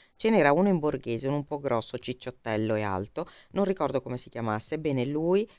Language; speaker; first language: Italian; native; Italian